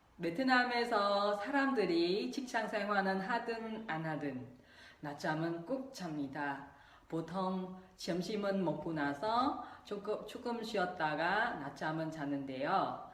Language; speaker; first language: Korean; non-native, local second language; Vietnamese